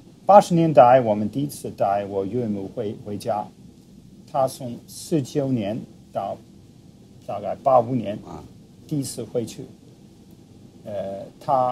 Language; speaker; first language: Chinese; non-native, fluent; English